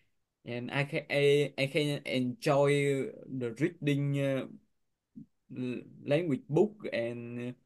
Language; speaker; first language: English; non-native, learner; Vietnamese